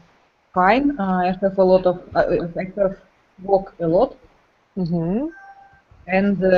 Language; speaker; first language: English; non-native, learner; Russian